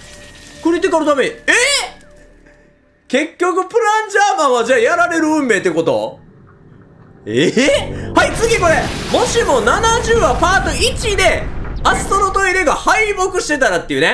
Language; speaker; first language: Japanese; native; Japanese